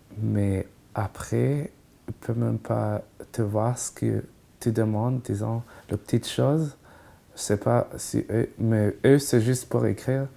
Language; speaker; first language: French; non-native, local second language; Kinyarwanda